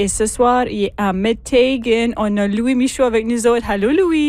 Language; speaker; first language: French; native; French